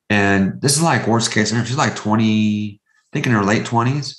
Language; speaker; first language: English; native; English